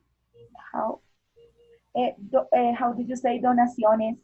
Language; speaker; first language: English; non-native, learner; Spanish